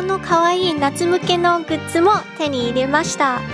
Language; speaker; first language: Japanese; non-native, fluent; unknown